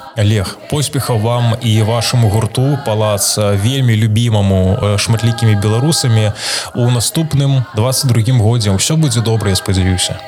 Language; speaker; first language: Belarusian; non-native, local second language; Russian